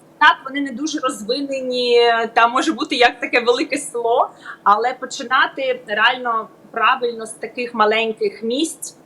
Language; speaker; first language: Ukrainian; native; Ukrainian